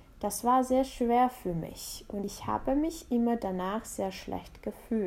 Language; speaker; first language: German; non-native, fluent; Czech